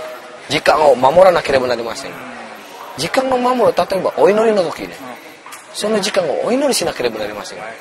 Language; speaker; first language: Japanese; non-native, learner; Indonesian